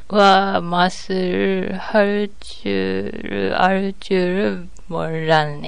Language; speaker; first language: Korean; non-native, learner; Japanese